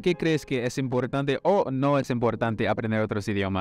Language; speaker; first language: Spanish; non-native, fluent; English